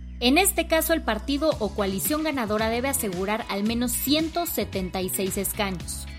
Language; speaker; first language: Spanish; native; Spanish